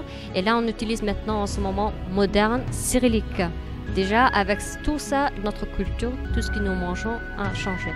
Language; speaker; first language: French; non-native, learner; Mongolian